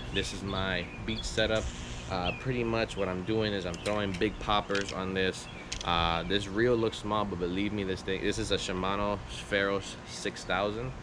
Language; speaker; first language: English; native; English